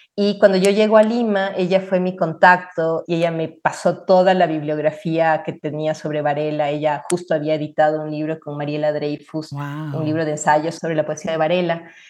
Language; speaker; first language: Spanish; native; Spanish